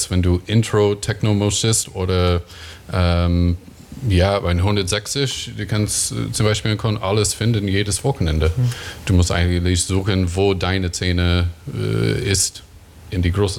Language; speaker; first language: German; non-native, learner; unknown